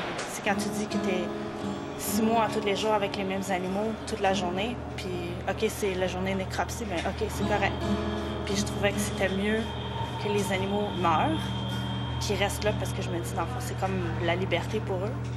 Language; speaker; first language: French; native; French